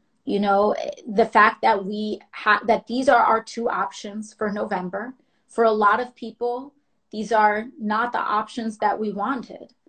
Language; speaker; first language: English; native; English